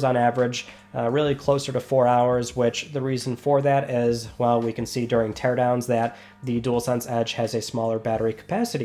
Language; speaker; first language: English; native; English